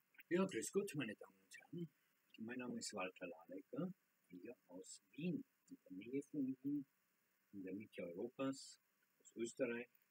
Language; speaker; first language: German; native; German